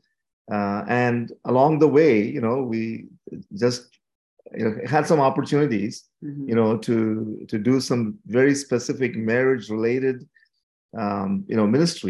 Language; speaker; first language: English; non-native, local second language; Tamil